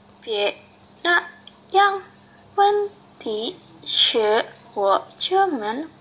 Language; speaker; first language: Chinese; non-native, learner; Indonesian